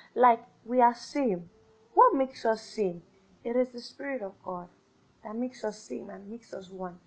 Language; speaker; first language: English; non-native, local second language; Yoruba